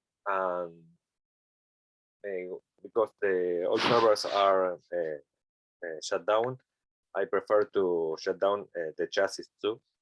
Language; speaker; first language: English; non-native, learner; Spanish